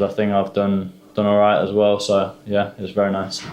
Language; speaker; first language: English; native; English